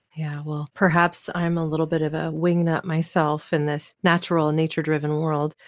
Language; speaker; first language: English; native; English